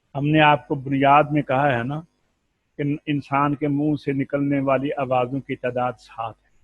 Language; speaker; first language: Urdu; non-native, local second language; Punjabi